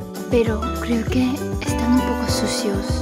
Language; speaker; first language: Spanish; non-native, fluent; Korean